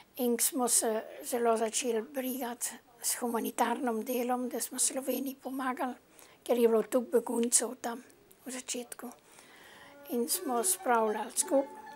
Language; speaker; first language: Slovenian; early bilingual, heritage; Slovenian